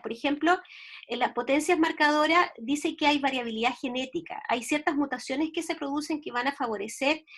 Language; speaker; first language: Spanish; native; Spanish